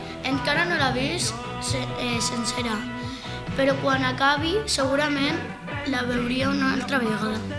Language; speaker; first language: Catalan; non-native, local second language; Spanish